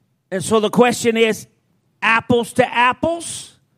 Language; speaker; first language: English; native; English